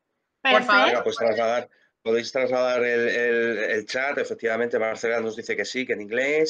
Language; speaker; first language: Spanish; native; Spanish